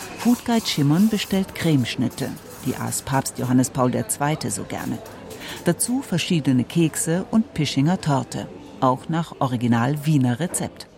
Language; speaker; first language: German; native; German